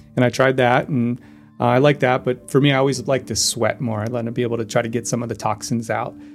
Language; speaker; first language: English; native; English